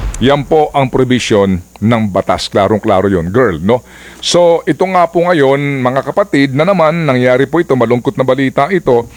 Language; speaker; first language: Filipino; non-native, local second language; Cebuano